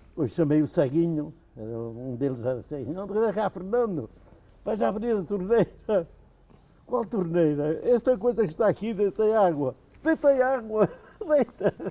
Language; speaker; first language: Portuguese; native; Portuguese